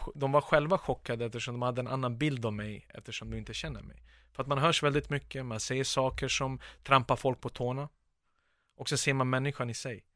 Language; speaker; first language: Swedish; early bilingual, other home language; Bosnian